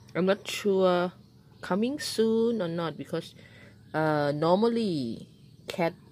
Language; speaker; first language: English; non-native, learner; Thai